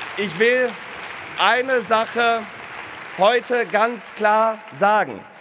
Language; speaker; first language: German; early bilingual, other home language; Polish